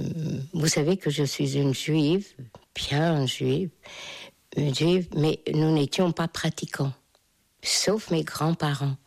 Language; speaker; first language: French; non-native, fluent; Hungarian